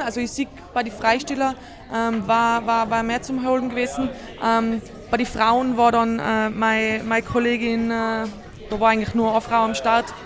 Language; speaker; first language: German; native; German